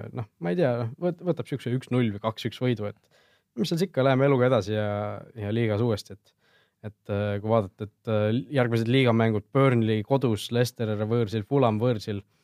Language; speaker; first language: Estonian; native; Estonian